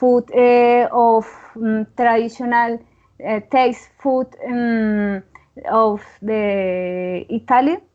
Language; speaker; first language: English; non-native, learner; Spanish